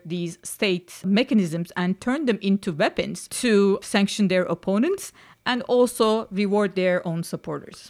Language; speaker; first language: English; non-native, fluent; Turkish